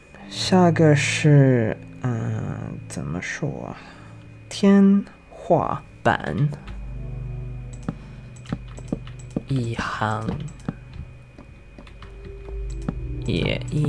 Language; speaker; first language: Chinese; non-native, learner; English